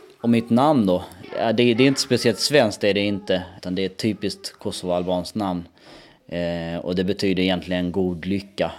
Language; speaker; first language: Swedish; early bilingual, other home language; Albanian